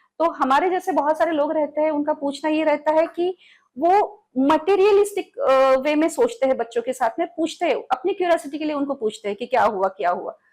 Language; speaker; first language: Hindi; non-native, local second language; Marathi